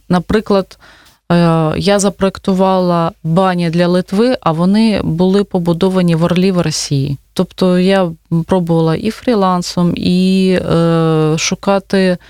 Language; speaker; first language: Ukrainian; non-native, local second language; Russian